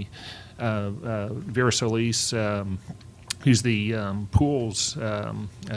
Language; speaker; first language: English; native; English